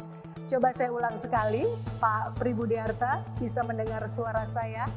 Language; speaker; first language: Indonesian; native; Indonesian